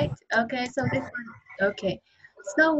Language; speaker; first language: English; non-native, learner; Vietnamese